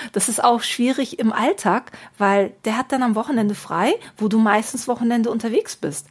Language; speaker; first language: German; early bilingual, other home language; Turkish